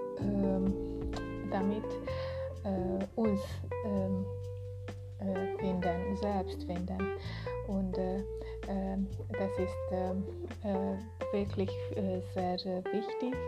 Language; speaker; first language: German; non-native, learner; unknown